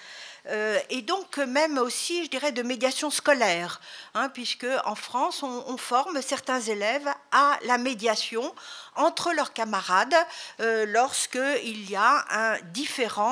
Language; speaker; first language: French; native; French